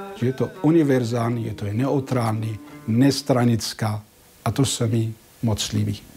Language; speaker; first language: Czech; non-native, fluent; Arabic